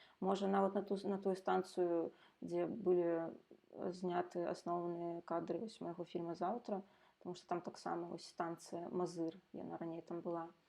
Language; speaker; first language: Belarusian; non-native, local second language; Russian